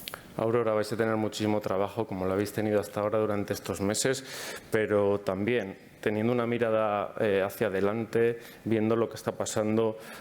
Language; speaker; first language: Spanish; native; Spanish